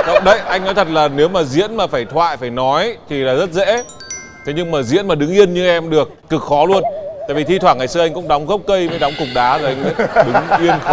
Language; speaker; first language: Vietnamese; native; Vietnamese